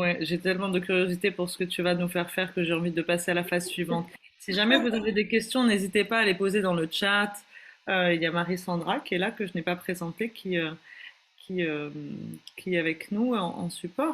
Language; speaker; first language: French; native; French